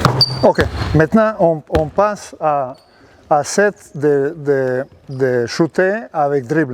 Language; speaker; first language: French; non-native, learner; Serbian